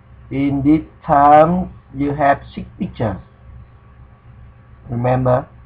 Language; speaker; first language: English; non-native, fluent; Vietnamese